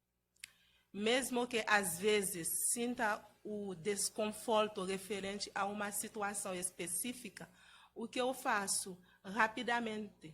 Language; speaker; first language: Portuguese; non-native, fluent; Haitian Creole